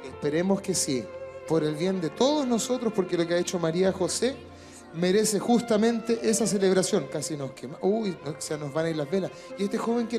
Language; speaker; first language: Spanish; native; Spanish